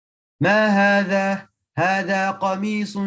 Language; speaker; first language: Arabic; non-native, learner; English